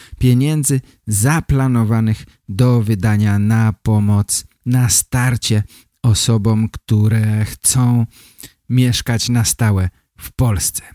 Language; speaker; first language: Polish; native; Polish